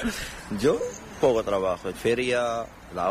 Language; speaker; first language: Spanish; non-native, learner; Arabic